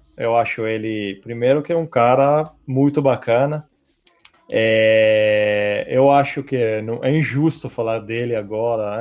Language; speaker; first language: Portuguese; non-native, fluent; Italian